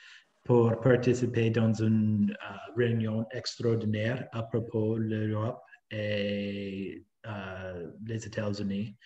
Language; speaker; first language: French; non-native, fluent; English